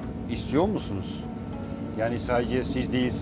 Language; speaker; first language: Turkish; non-native, fluent; Dutch